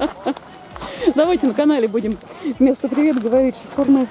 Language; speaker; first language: Russian; native; Russian